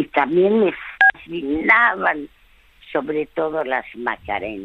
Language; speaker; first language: Spanish; early bilingual, other home language; French